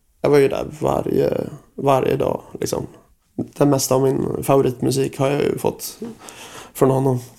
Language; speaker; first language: Swedish; native; Swedish